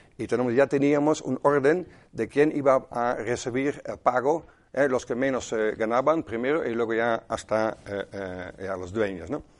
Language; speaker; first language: Spanish; non-native, fluent; Dutch